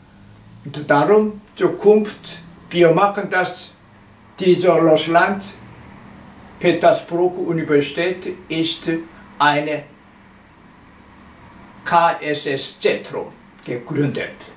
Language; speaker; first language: German; non-native, learner; Korean